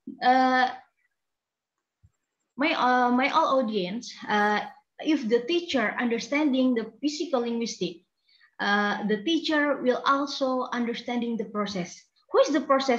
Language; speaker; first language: English; non-native, learner; Indonesian